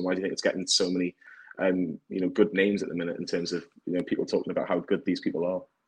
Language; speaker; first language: English; native; English